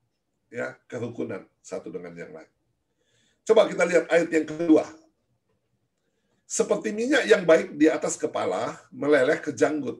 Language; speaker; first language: Indonesian; native; Indonesian